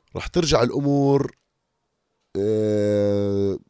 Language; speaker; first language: Arabic; native; Arabic